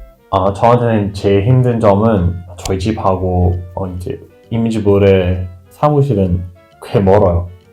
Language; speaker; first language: Korean; non-native, fluent; English